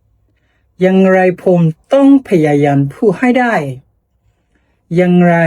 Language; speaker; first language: Thai; non-native, learner; Burmese